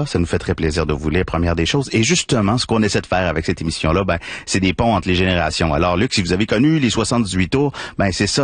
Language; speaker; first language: French; native; French